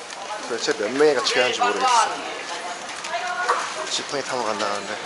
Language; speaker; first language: Korean; native; Korean